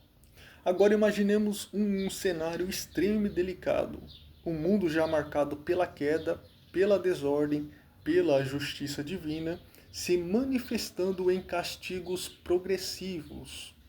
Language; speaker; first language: Portuguese; native; Portuguese